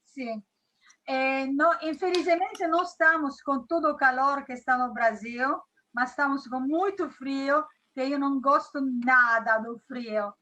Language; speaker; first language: Portuguese; non-native, learner; Italian